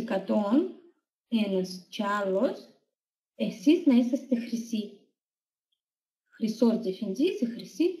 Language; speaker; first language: Greek; non-native, learner; Russian